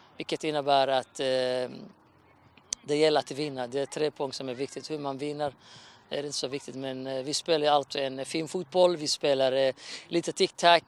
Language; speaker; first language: Swedish; non-native, fluent; Somali